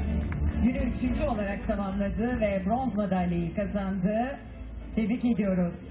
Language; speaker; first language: Turkish; native; Turkish